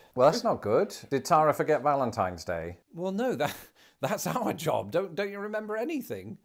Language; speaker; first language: English; native; English